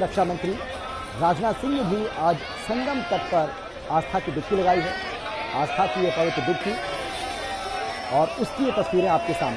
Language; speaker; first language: Hindi; native; Hindi